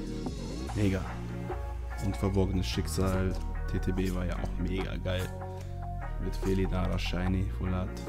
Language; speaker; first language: German; native; German